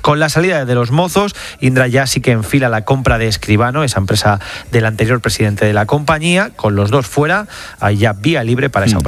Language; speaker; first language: Spanish; native; Spanish